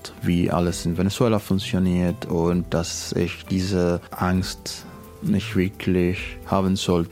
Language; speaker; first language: German; non-native, fluent; Spanish